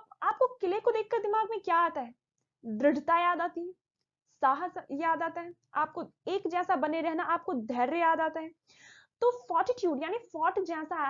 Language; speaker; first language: Hindi; native; Hindi